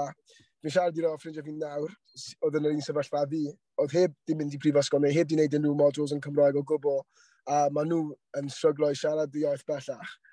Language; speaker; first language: Welsh; non-native, local second language; English